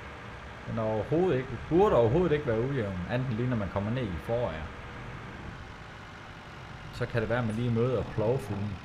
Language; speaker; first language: Danish; native; Danish